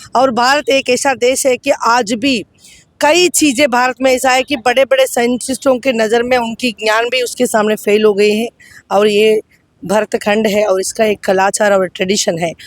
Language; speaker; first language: Hindi; non-native, local second language; Tamil